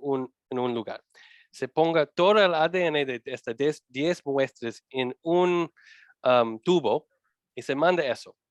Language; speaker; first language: Spanish; non-native, learner; English